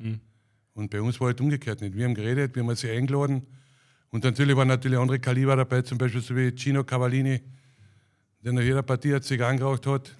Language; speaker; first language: German; native; German